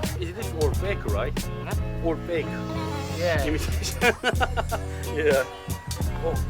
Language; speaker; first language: English; non-native, learner; Korean